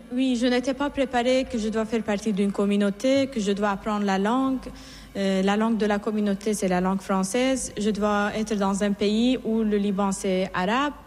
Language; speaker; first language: French; non-native, fluent; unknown